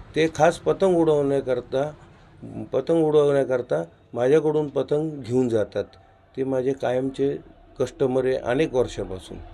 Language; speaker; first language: Marathi; non-native, local second language; Gujarati